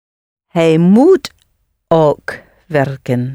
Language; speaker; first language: Dutch; non-native, learner; English